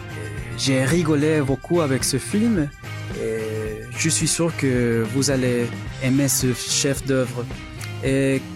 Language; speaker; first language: French; non-native, fluent; Spanish